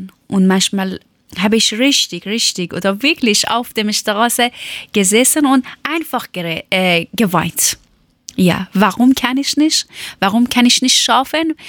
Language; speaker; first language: German; non-native, learner; Persian